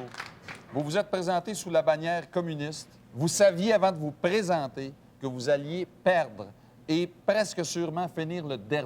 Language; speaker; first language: French; native; French